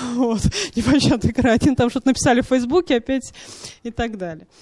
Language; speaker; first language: Russian; native; Russian